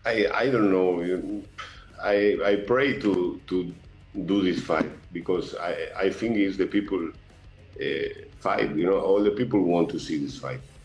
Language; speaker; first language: English; non-native, learner; Spanish